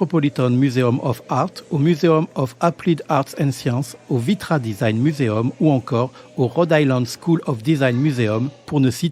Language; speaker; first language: French; native; French